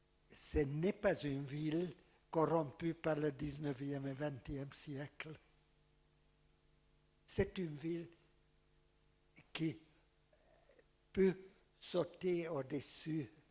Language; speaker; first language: French; non-native, fluent; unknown